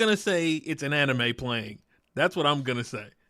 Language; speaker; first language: English; native; English